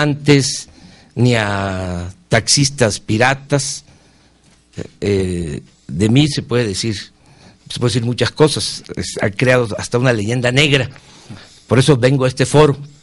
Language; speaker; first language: Spanish; native; Spanish